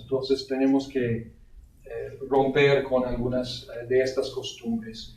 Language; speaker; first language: Spanish; non-native, fluent; English